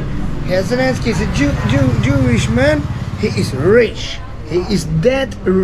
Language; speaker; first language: English; non-native, learner; Italian